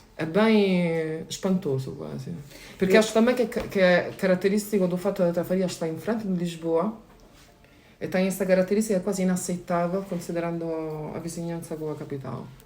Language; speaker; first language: Portuguese; non-native, fluent; Italian